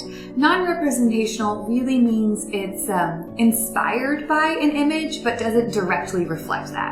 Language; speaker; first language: English; native; English